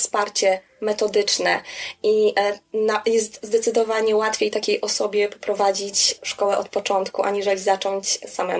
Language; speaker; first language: Polish; native; Polish